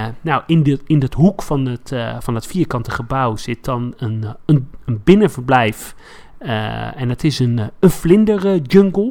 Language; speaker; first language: Dutch; native; Dutch